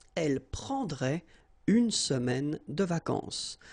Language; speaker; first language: French; native; French